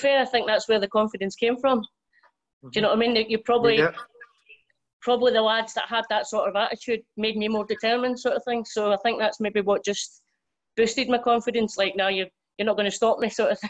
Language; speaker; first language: English; native; English